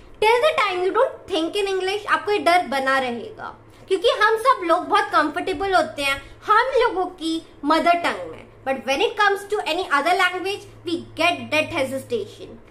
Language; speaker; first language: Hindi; native; Hindi